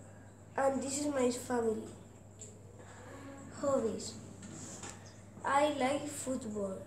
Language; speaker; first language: English; non-native, learner; Spanish